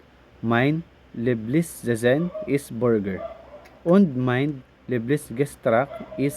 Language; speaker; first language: German; non-native, learner; Filipino